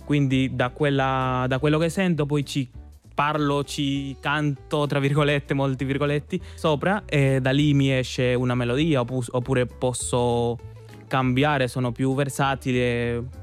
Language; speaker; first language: Italian; non-native, fluent; Spanish